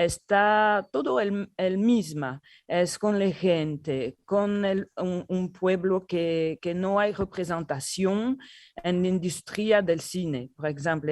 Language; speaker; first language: Spanish; non-native, learner; French